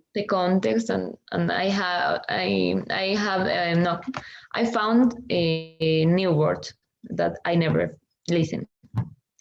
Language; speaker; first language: English; non-native, learner; Spanish